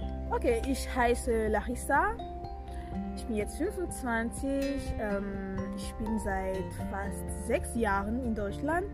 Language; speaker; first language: German; non-native, fluent; French